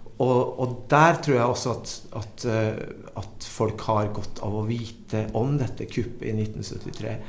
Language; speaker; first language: Norwegian; early bilingual, other home language; Spanish